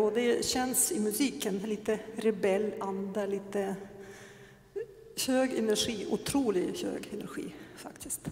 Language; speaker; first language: Swedish; non-native, fluent; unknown